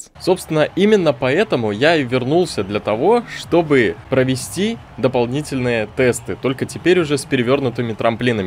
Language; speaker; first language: Russian; native; Russian